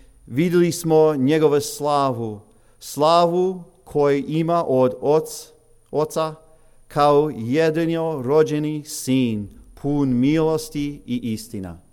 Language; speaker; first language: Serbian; early bilingual, heritage; English